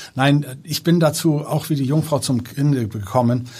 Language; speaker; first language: German; early bilingual, other home language; Danish